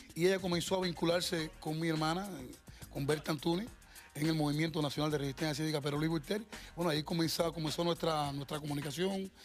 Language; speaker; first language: Spanish; native; Spanish